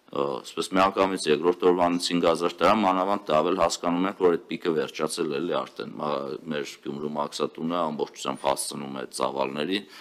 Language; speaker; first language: Armenian; native; Armenian